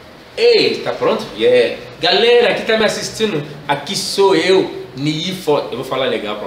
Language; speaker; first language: Portuguese; non-native, learner; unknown